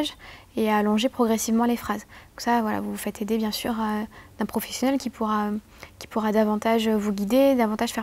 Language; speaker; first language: French; native; French